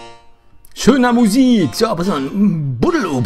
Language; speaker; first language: German; native; German